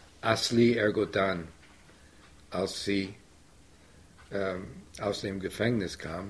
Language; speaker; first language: German; non-native, fluent; English